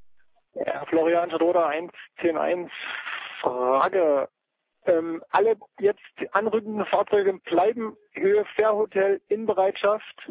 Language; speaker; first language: German; native; German